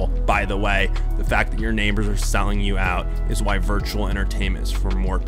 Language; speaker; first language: English; native; English